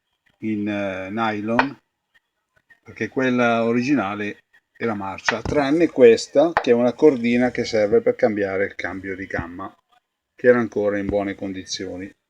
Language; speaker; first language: Italian; native; Italian